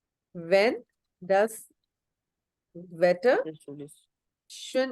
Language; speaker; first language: German; non-native, fluent; Urdu